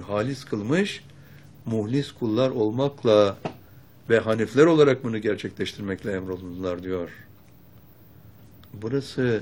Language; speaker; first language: Turkish; native; Turkish